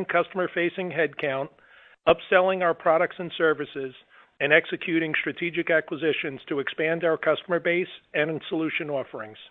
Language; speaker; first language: English; native; English